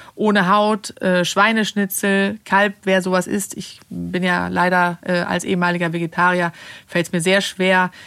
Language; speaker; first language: German; non-native, fluent; Swedish